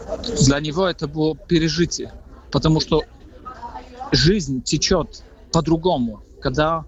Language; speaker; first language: Russian; non-native, fluent; Polish